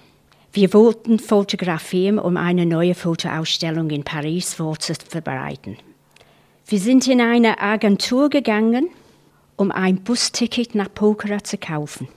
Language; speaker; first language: German; non-native, fluent; English